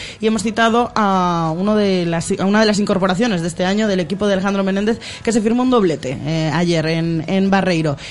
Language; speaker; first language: Spanish; native; Spanish